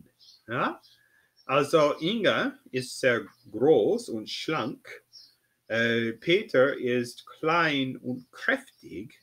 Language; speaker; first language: German; non-native, fluent; English